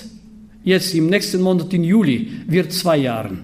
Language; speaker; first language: German; non-native, fluent; Bulgarian